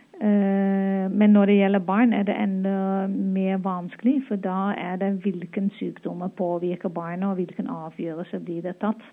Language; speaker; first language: Norwegian; non-native, fluent; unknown